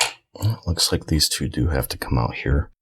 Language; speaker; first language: English; native; English